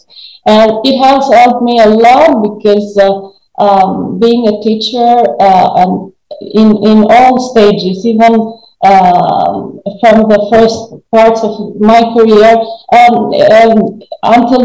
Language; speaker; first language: English; non-native, fluent; Albanian